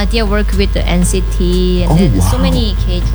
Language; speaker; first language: English; non-native, learner; Korean